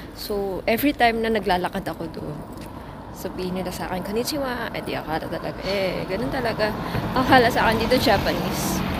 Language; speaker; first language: Filipino; native; Filipino